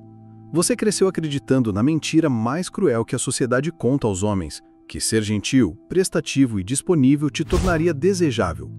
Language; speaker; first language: Portuguese; native; Portuguese